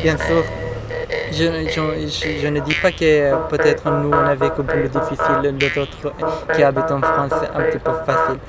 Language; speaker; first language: French; non-native, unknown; Persian